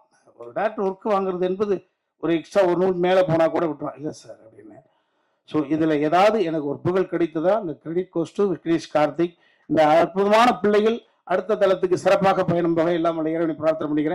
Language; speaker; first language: Tamil; native; Tamil